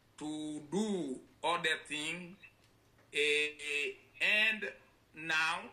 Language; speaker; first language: English; non-native, learner; Haitian Creole